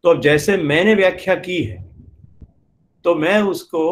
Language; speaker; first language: Hindi; non-native, local second language; Gujarati